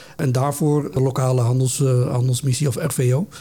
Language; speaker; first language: Dutch; native; Dutch